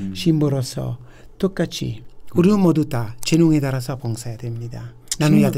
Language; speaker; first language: Korean; non-native, fluent; Italian